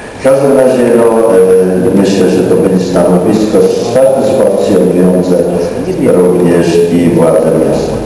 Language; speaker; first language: Polish; native; Polish